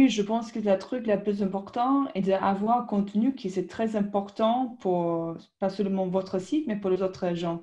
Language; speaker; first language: French; non-native, fluent; English